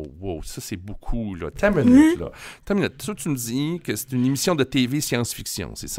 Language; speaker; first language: French; native; French